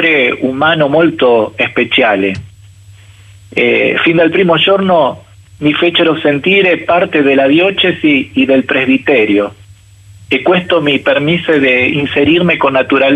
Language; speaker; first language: Italian; non-native, fluent; Spanish